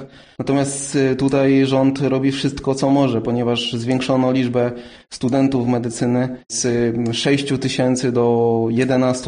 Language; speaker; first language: Polish; native; Polish